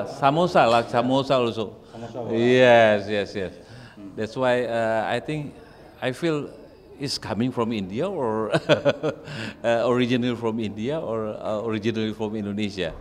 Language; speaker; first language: English; non-native, fluent; Indonesian